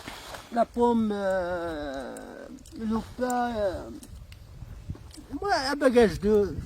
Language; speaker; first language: French; non-native, learner; Central Atlas Tamazight